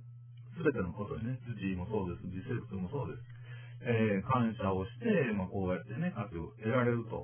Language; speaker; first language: Japanese; native; Japanese